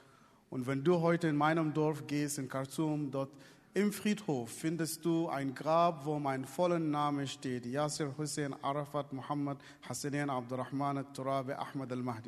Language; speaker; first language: German; non-native, fluent; Arabic